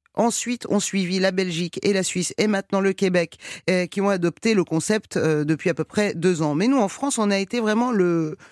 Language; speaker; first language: French; non-native, fluent; Persian